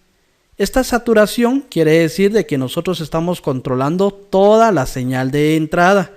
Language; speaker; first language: Spanish; native; Spanish